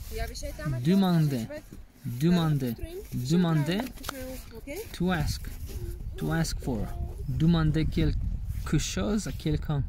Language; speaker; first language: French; non-native, learner; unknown